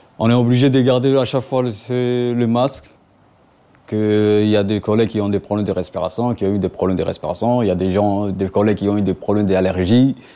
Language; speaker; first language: French; non-native, local second language; Somali